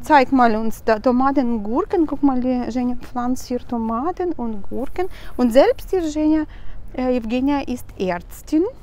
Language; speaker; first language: German; non-native, fluent; Russian